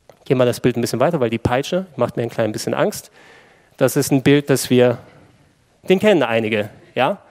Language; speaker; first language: German; early bilingual, other home language; Greek